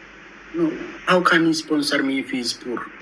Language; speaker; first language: English; non-native, learner; Oromo